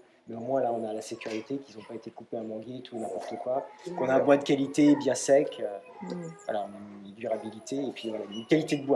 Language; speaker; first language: French; native; French